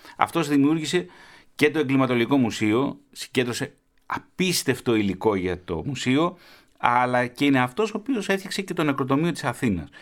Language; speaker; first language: Greek; native; Greek